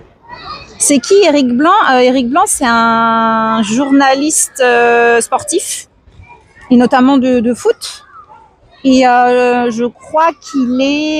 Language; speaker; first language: French; native; French